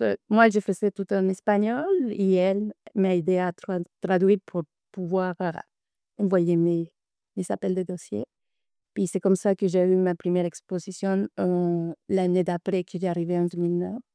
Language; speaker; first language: French; non-native, fluent; Spanish